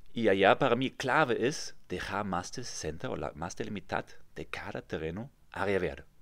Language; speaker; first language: Spanish; non-native, fluent; German